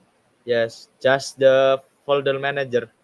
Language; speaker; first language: English; non-native, learner; Indonesian